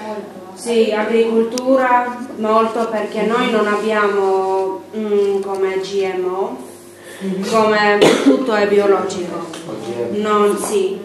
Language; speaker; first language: Italian; non-native, learner; Armenian